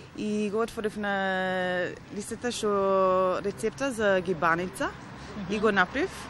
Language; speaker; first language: Macedonian; early bilingual, heritage; Macedonian